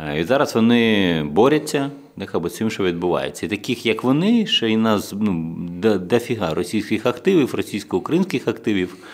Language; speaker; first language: Ukrainian; non-native, local second language; Russian